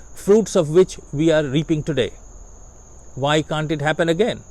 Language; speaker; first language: English; non-native, local second language; Hindi